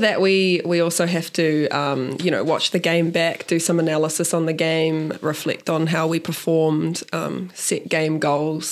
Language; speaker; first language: English; native; English